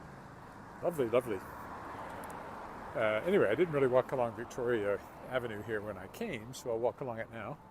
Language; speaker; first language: English; native; English